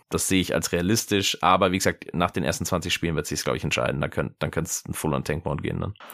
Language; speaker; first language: German; early bilingual, other home language; English